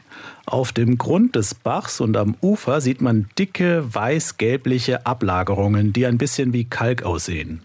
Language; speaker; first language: German; native; German